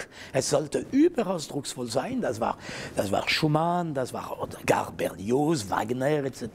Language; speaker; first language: German; non-native, fluent; French